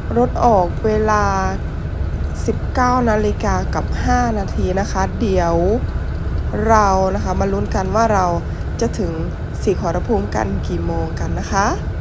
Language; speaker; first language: Thai; non-native, local second language; Northern Khmer